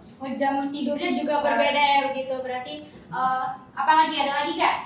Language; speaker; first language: Indonesian; native; Indonesian